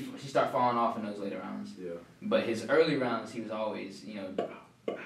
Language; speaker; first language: English; early bilingual, other home language; Filipino